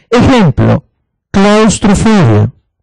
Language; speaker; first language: Spanish; native; Spanish